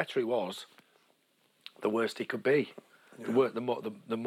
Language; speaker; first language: English; native; English